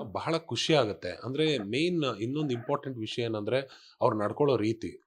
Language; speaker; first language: Kannada; non-native, local second language; Kodava